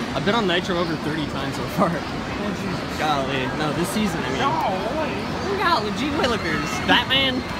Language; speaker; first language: English; native; English